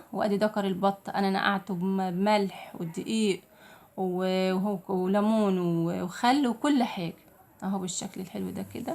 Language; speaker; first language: Arabic; native; Arabic